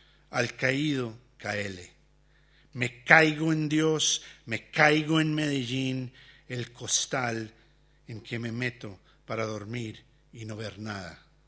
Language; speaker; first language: Spanish; early bilingual, heritage; Spanish